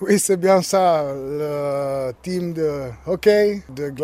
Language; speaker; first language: French; non-native, learner; Czech